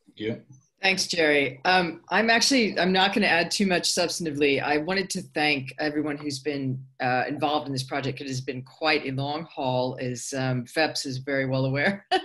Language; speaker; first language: English; native; English